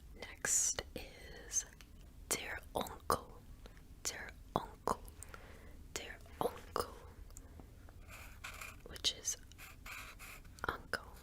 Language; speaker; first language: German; non-native, learner; English